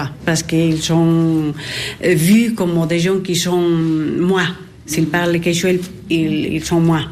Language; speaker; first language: French; non-native, learner; Spanish